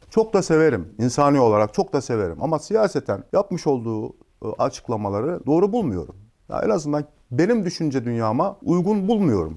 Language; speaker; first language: Turkish; native; Turkish